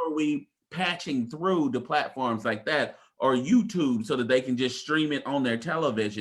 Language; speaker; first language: English; native; English